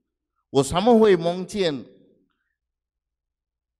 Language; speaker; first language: Chinese; non-native, fluent; Sinhala